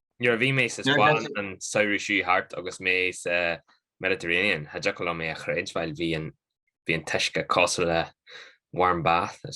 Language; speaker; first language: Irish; native; Irish